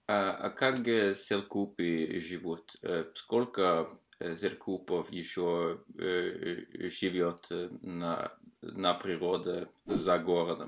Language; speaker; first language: Russian; non-native, fluent; Norwegian